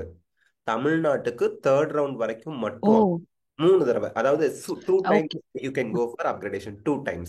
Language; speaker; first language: Tamil; native; Tamil